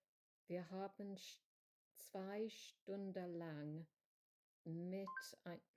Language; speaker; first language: German; non-native, learner; English